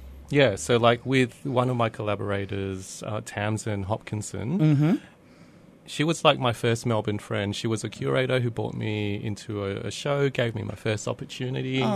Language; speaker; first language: English; early bilingual, other home language; Vietnamese